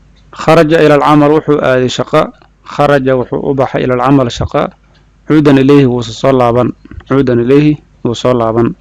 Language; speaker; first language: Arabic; non-native, fluent; Somali